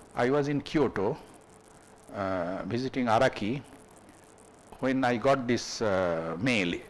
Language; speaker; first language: English; non-native, local second language; Bangla